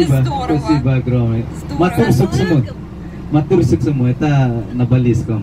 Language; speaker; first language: Russian; non-native, fluent; Indonesian